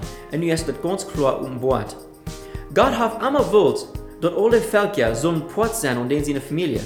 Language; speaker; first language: German; non-native, learner; Afrikaans